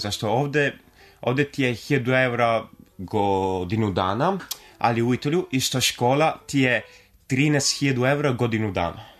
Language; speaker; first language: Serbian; early bilingual, heritage; Italian